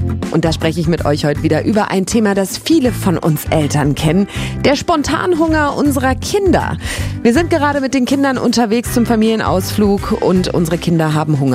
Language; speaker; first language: German; native; German